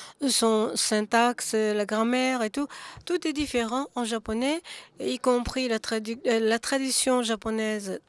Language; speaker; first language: French; non-native, fluent; Japanese